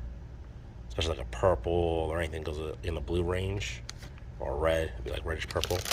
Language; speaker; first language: English; native; English